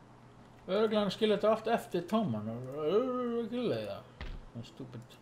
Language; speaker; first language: Icelandic; non-native, learner; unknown